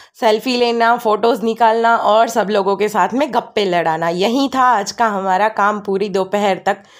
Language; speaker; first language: Hindi; non-native, local second language; Gujarati